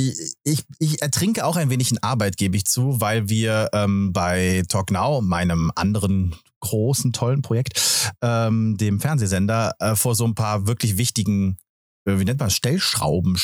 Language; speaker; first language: German; native; German